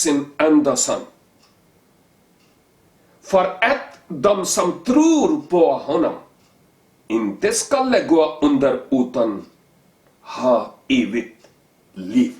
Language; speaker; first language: Swedish; non-native, learner; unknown